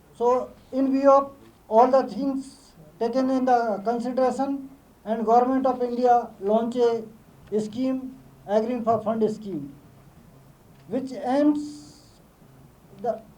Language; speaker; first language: English; non-native, local second language; Telugu